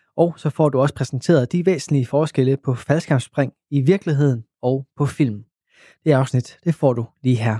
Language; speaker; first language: Danish; native; Danish